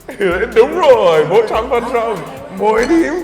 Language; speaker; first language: Vietnamese; non-native, learner; English